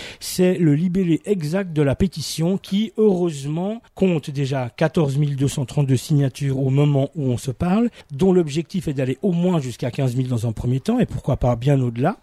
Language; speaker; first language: French; native; French